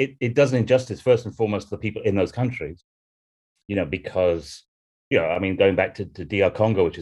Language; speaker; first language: English; native; English